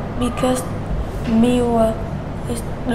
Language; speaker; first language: English; non-native, learner; Vietnamese